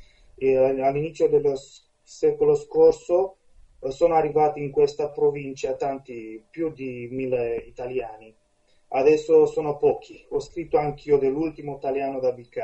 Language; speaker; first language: Italian; non-native, fluent; Romanian